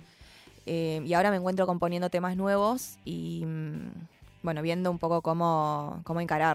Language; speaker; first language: Spanish; early bilingual, other home language; Chinese